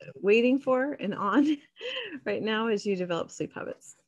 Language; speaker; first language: English; native; English